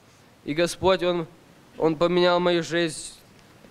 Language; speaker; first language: Russian; early bilingual, heritage; Russian